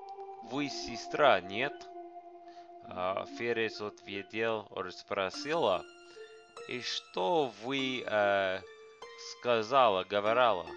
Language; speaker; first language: Russian; non-native, learner; English